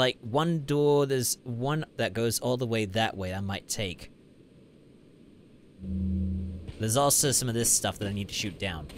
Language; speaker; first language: English; native; English